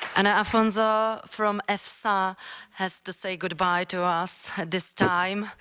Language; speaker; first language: English; non-native, fluent; Czech